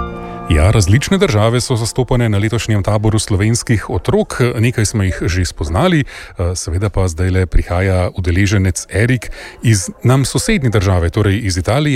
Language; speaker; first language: Slovenian; native; Slovenian